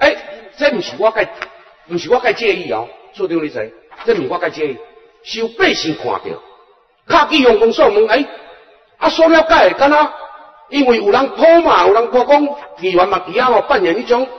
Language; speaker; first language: Chinese; native; Chinese